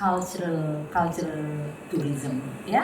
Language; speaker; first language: English; non-native, learner; Indonesian